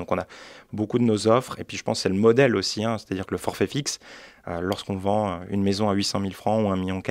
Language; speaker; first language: French; native; French